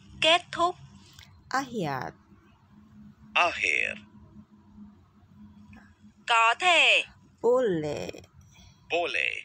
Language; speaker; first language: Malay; non-native, learner; Vietnamese